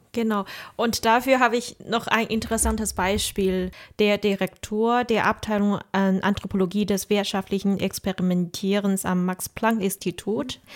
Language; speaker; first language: German; non-native, fluent; Chinese